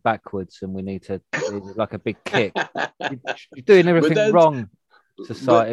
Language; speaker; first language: English; native; English